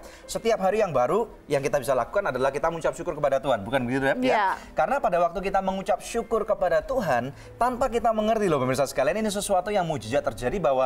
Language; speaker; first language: Indonesian; native; Indonesian